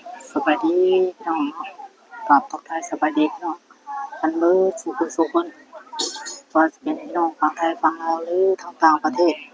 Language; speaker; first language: Thai; non-native, local second language; Northeastern Thai